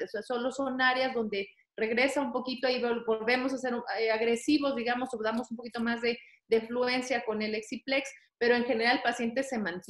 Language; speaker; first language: Spanish; native; Spanish